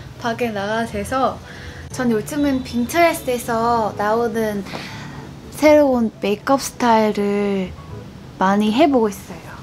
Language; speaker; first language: Korean; non-native, fluent; Vietnamese